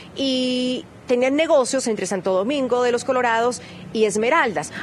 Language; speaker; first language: Spanish; native; Spanish